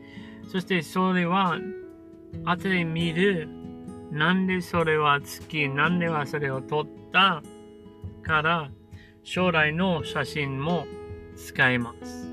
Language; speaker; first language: Japanese; non-native, learner; English